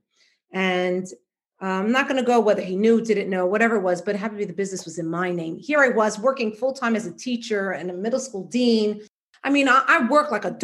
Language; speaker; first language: English; native; English